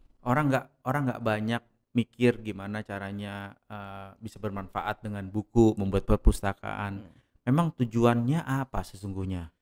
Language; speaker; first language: Indonesian; native; Indonesian